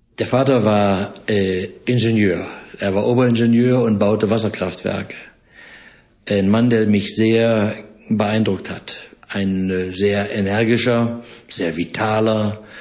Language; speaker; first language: German; native; German